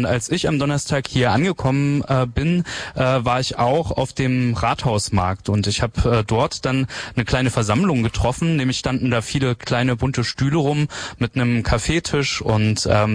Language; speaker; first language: German; native; German